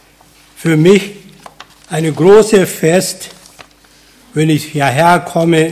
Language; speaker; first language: German; non-native, fluent; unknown